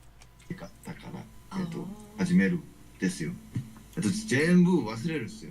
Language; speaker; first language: Japanese; non-native, learner; English